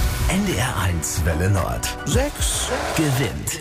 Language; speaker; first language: German; native; German